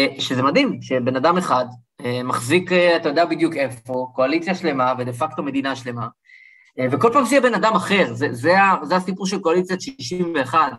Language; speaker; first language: Hebrew; early bilingual, other home language; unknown